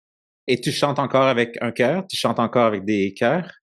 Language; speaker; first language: French; native; French